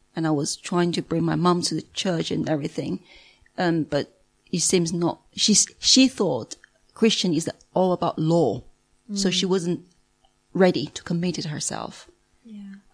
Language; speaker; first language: English; non-native, fluent; Chinese